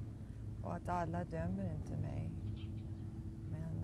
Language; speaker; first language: Swedish; early bilingual, heritage; Swedish